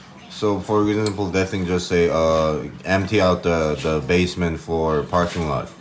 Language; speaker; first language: English; non-native, fluent; Korean